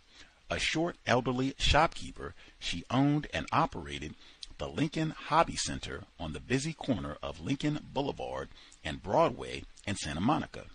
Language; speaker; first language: English; native; English